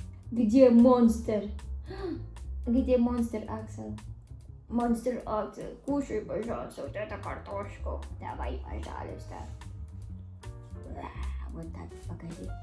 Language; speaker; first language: Russian; non-native, learner; Filipino